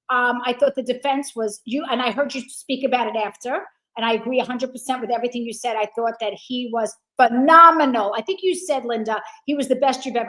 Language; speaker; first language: English; native; English